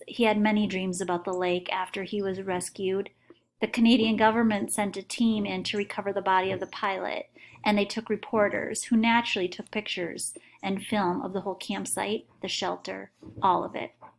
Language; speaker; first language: English; native; English